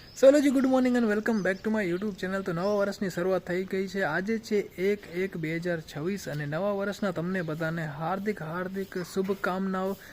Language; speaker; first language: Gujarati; non-native, local second language; Kachhi